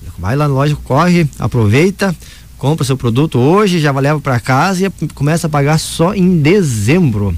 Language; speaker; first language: Portuguese; native; Portuguese